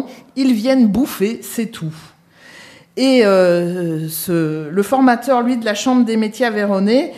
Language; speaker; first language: French; native; French